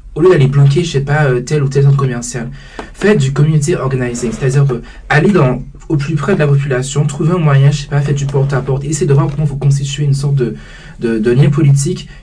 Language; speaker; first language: French; native; French